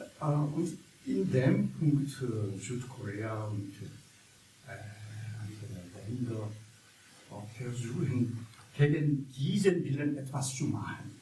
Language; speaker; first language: German; non-native, learner; Korean